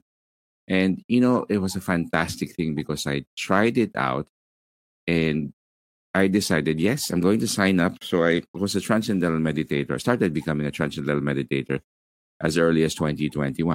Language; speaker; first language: English; non-native, local second language; Filipino